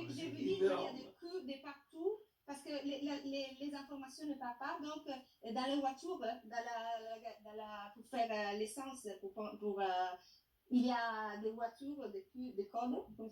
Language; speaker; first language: French; non-native, fluent; Italian